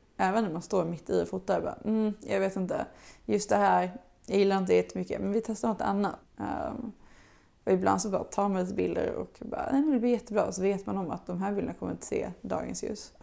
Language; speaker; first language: Swedish; early bilingual, other home language; Bosnian